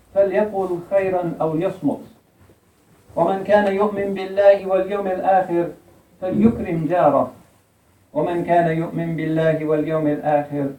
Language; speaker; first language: Arabic; non-native, fluent; English